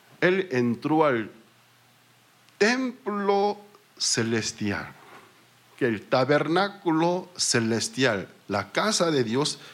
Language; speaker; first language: Spanish; non-native, fluent; Korean